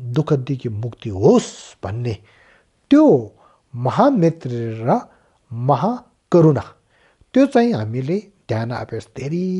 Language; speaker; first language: Nepali; non-native, local second language; Tibetan